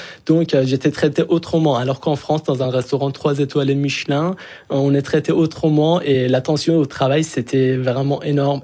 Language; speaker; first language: French; non-native, fluent; Persian